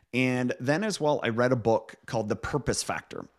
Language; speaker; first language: English; native; English